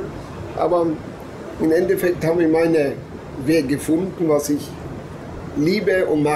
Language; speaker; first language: German; non-native, learner; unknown